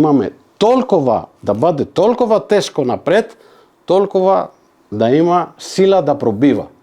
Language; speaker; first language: Bulgarian; non-native, fluent; Macedonian